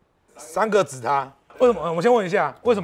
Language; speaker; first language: Chinese; native; Chinese